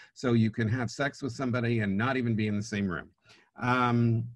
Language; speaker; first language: English; native; English